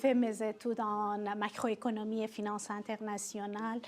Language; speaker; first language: French; non-native, fluent; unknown